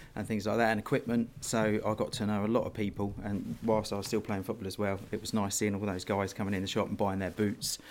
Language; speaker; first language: English; native; English